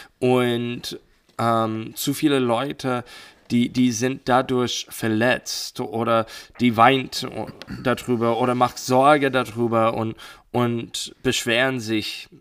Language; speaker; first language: German; non-native, learner; English